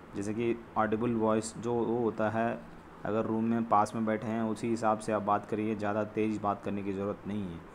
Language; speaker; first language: Hindi; non-native, local second language; Telugu